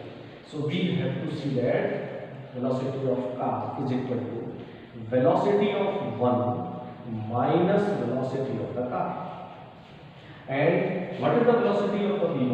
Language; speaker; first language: English; non-native, local second language; Hindi